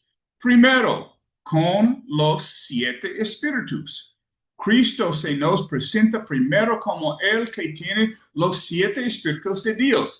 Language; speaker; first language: Spanish; non-native, learner; English